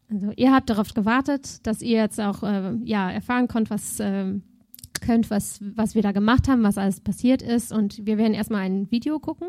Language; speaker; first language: German; native; German